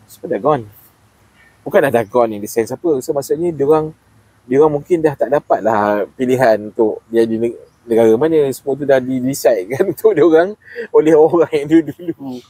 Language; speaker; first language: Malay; native; Malay